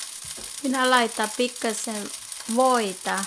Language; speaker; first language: Finnish; non-native, learner; Thai